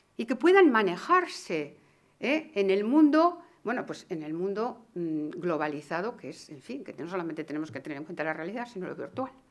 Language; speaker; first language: Spanish; native; Spanish